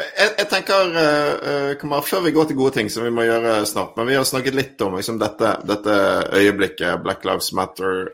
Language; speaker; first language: Norwegian; native; Norwegian